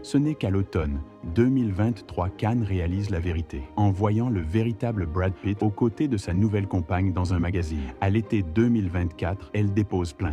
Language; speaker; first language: French; native; French